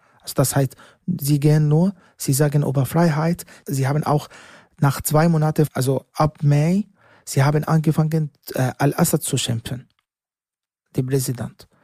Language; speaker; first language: German; non-native, learner; Arabic